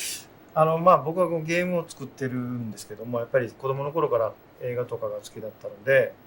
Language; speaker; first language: Japanese; native; Japanese